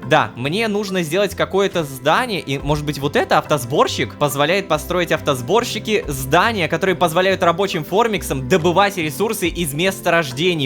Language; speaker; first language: Russian; native; Russian